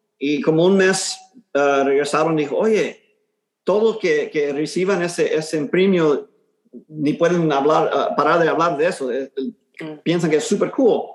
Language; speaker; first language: Spanish; early bilingual, heritage; Spanish